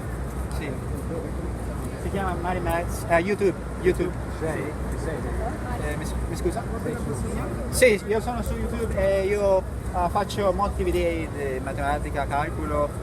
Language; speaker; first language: Italian; non-native, learner; Spanish